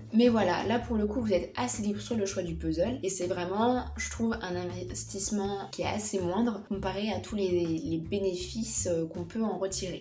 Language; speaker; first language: French; native; French